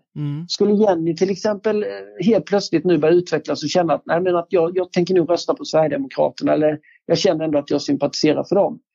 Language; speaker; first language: Swedish; native; Swedish